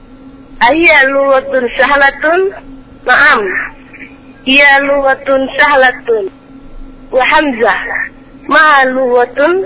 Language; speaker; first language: Arabic; non-native, learner; Indonesian